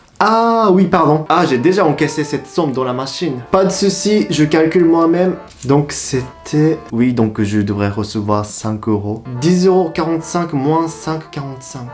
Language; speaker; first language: French; non-native, fluent; Japanese